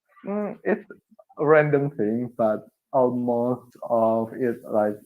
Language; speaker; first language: English; non-native, learner; Indonesian